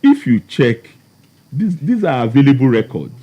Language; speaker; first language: English; non-native, local second language; Yoruba